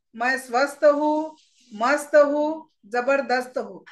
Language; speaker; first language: Hindi; non-native, local second language; Marathi